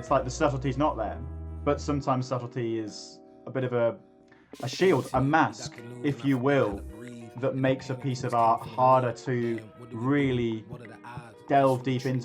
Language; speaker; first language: English; native; English